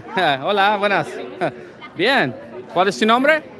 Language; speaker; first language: Spanish; non-native, learner; English